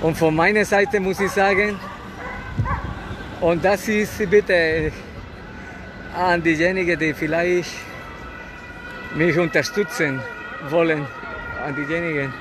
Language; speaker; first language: German; non-native, fluent; Spanish